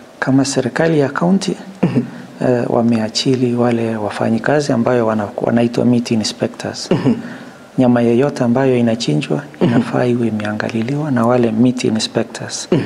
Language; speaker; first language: Swahili; non-native, local second language; Gusii